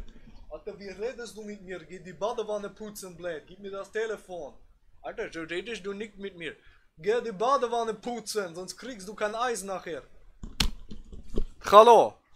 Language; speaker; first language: German; native; German